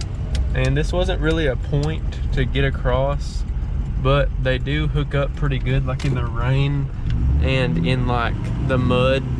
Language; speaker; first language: English; native; English